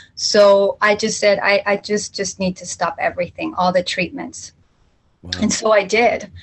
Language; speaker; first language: English; early bilingual, other home language; Spanish